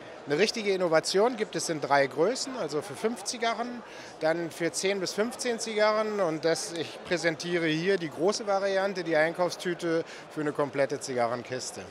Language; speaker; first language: German; native; German